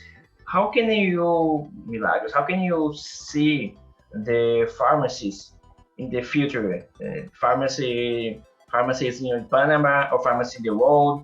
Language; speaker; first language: English; non-native, learner; Portuguese